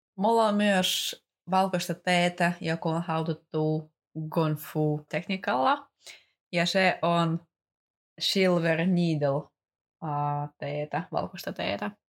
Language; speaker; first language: Finnish; non-native, fluent; Russian